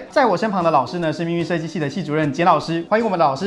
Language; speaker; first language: Chinese; native; Chinese